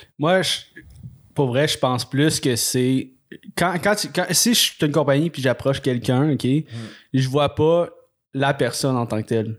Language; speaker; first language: French; native; French